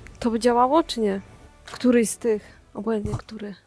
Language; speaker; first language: Polish; native; Polish